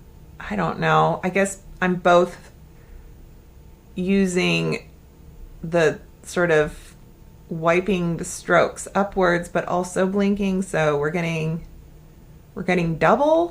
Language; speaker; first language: English; native; English